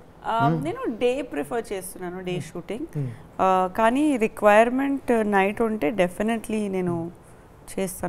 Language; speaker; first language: Telugu; non-native, fluent; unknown